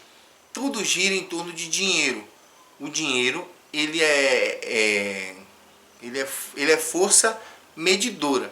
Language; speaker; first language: Portuguese; native; Portuguese